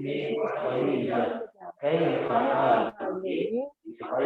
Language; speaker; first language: Arabic; non-native, fluent; Indonesian